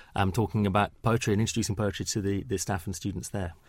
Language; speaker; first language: English; native; English